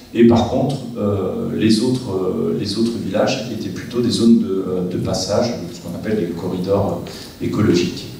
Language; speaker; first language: French; native; French